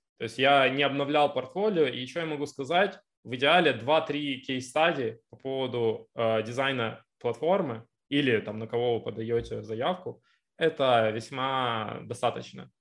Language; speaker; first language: Russian; native; Russian